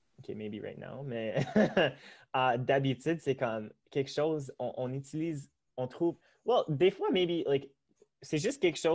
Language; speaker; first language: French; non-native, local second language; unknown